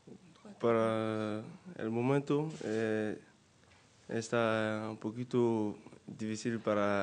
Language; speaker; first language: Spanish; non-native, learner; French